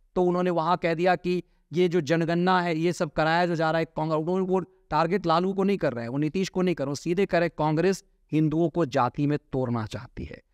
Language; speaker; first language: Hindi; native; Hindi